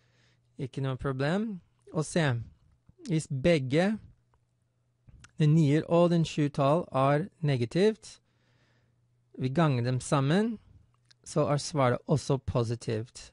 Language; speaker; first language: Norwegian; non-native, fluent; English